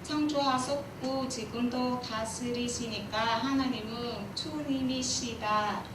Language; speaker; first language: Korean; non-native, learner; Vietnamese